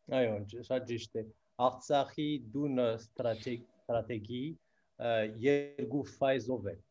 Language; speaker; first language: Armenian; early bilingual, heritage; Armenian